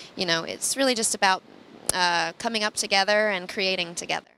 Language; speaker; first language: English; native; English